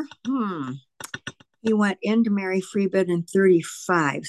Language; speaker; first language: English; native; English